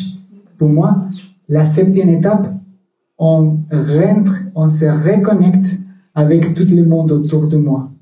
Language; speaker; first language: French; non-native, learner; Spanish